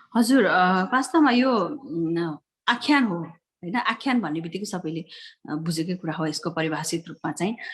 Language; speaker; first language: Nepali; native; Nepali